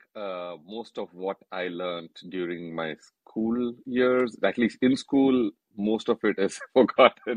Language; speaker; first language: English; non-native, local second language; Hindi